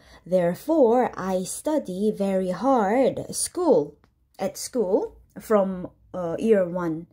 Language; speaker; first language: English; non-native, fluent; Korean